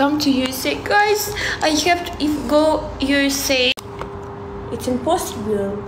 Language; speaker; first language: English; non-native, learner; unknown